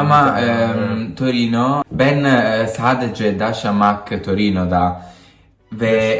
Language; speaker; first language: Turkish; non-native, learner; Italian